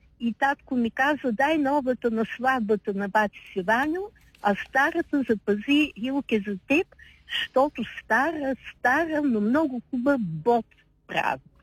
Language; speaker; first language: Bulgarian; native; Bulgarian